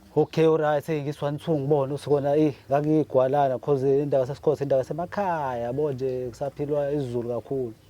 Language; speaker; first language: Zulu; native; Zulu